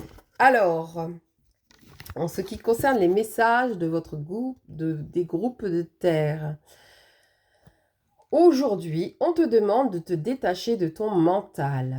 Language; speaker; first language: French; native; French